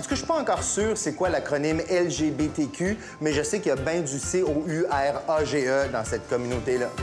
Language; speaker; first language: French; native; French